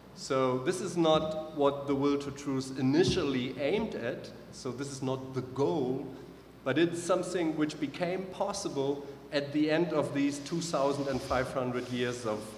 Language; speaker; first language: English; non-native, fluent; German